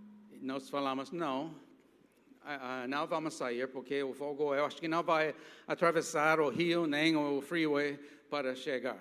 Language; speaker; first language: Portuguese; non-native, fluent; English